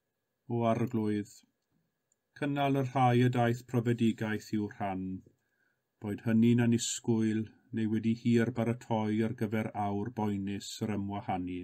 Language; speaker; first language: Welsh; native; Welsh